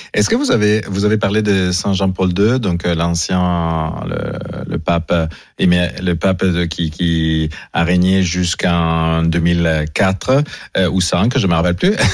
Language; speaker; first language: French; non-native, fluent; Italian